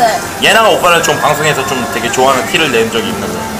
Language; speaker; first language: Korean; native; Korean